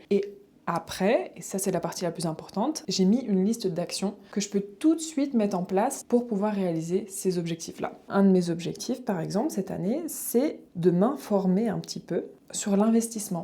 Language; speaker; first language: French; native; French